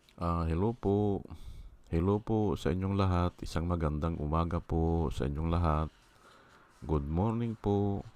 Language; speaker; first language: Filipino; non-native, local second language; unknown